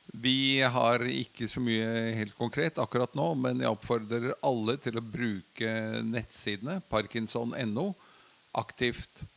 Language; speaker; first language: Norwegian; early bilingual, other home language; Latvian